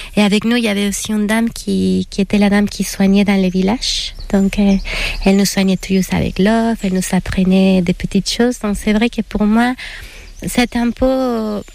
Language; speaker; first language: French; non-native, fluent; Spanish